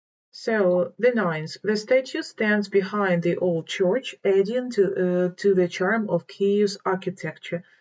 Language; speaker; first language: English; non-native, fluent; Ukrainian